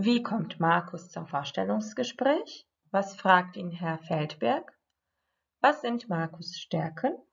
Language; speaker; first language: German; non-native, fluent; Croatian